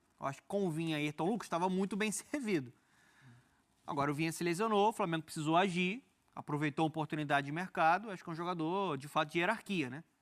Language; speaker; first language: Portuguese; native; Portuguese